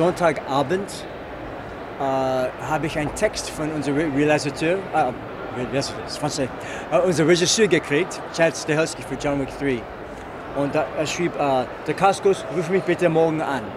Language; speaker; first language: German; non-native, fluent; English